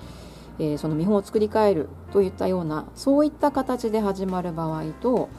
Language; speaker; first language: Japanese; native; Japanese